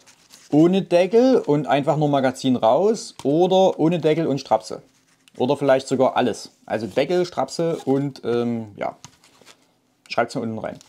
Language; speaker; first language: German; native; German